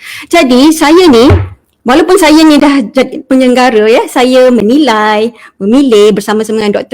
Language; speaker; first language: Malay; native; Malay